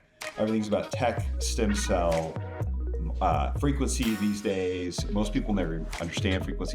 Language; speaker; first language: English; native; English